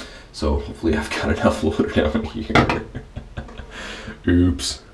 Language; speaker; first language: English; native; English